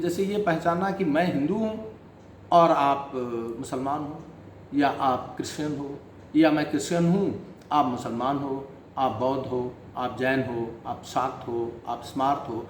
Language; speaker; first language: Hindi; native; Hindi